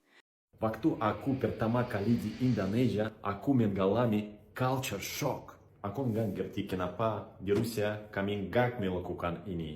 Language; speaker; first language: Indonesian; non-native, fluent; Russian